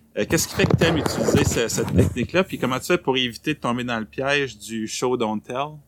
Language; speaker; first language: French; native; French